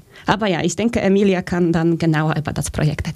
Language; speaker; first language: German; early bilingual, other home language; Polish